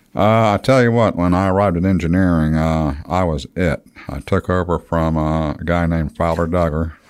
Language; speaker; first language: English; native; English